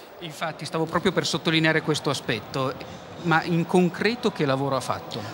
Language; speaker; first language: Italian; native; Italian